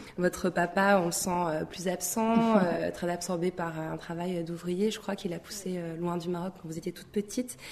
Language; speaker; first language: French; native; French